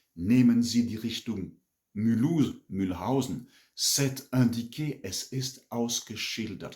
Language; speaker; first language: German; non-native, fluent; French